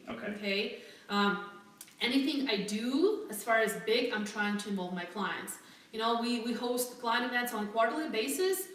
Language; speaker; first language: English; non-native, fluent; Russian